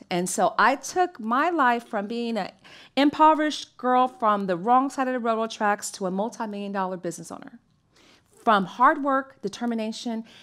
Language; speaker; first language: English; native; English